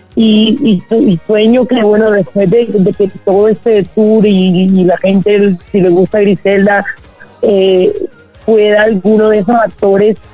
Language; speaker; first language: Spanish; native; Spanish